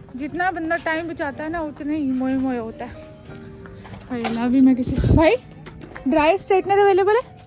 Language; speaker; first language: Urdu; native; Urdu